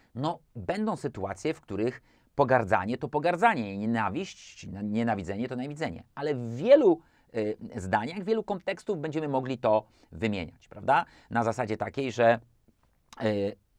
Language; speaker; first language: Polish; native; Polish